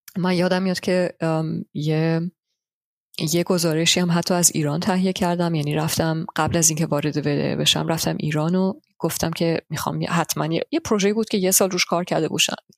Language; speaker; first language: Persian; early bilingual, heritage; Persian